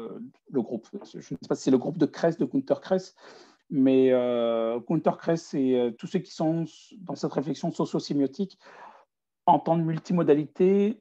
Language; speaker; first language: French; native; French